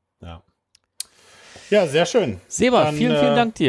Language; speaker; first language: German; native; German